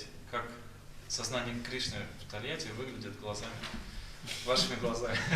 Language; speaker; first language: Russian; native; Russian